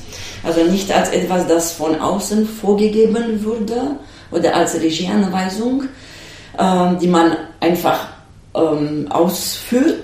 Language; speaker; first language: German; non-native, fluent; Romanian